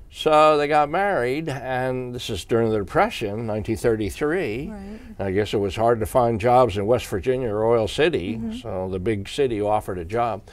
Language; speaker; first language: English; native; English